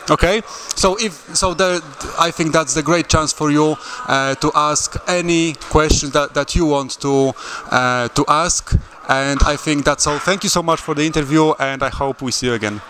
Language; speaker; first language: English; non-native, fluent; Polish